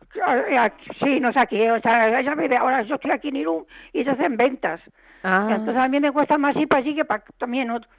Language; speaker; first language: Spanish; native; Spanish